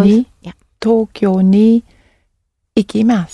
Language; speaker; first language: Japanese; non-native, learner; English